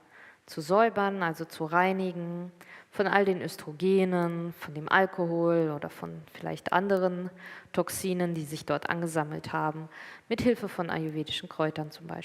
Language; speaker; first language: German; native; German